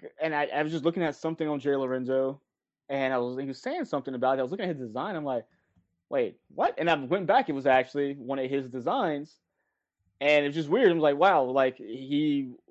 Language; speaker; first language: English; native; English